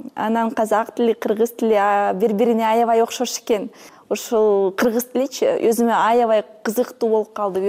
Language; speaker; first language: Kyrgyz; non-native, fluent; Russian